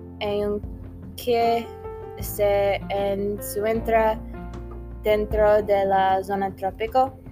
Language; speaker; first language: Spanish; non-native, learner; English